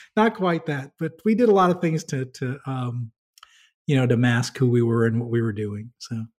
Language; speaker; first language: English; native; English